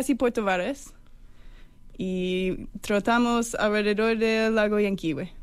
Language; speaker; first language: Spanish; non-native, fluent; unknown